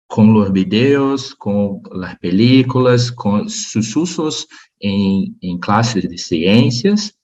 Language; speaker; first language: Spanish; non-native, learner; Portuguese